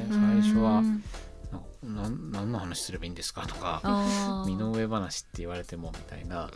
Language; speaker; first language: Japanese; native; Japanese